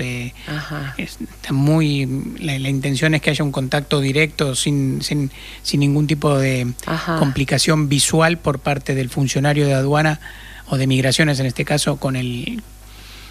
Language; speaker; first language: Spanish; native; Spanish